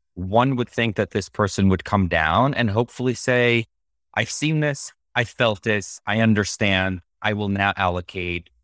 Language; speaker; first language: English; early bilingual, other home language; Russian